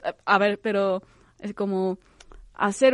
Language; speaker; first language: Spanish; non-native, fluent; Korean